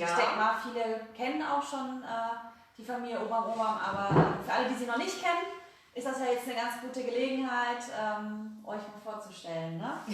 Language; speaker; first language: German; native; German